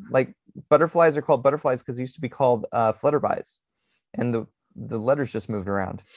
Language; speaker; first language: English; native; English